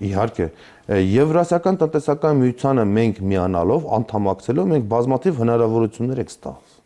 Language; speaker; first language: Armenian; native; Armenian